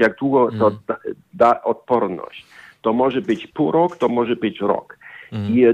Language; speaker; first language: Polish; non-native, learner; German